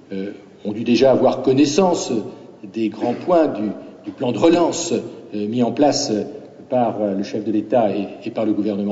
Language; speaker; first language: French; native; French